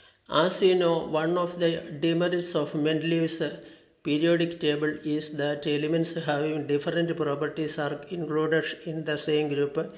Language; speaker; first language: English; non-native, local second language; Malayalam